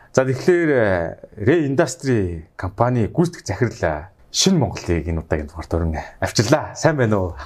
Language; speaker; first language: Mongolian; native; Mongolian